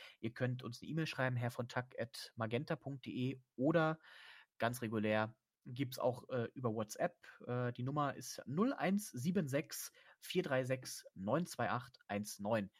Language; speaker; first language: German; native; German